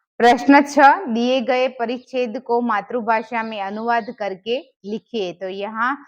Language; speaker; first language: Hindi; non-native, local second language; Gujarati